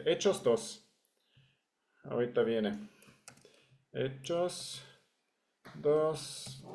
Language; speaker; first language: Spanish; non-native, fluent; English